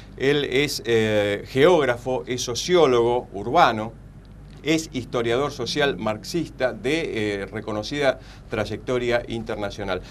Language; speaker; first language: Spanish; native; Spanish